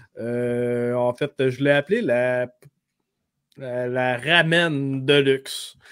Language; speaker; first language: French; native; French